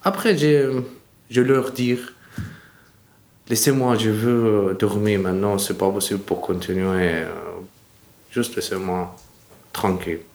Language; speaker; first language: French; non-native, learner; Arabic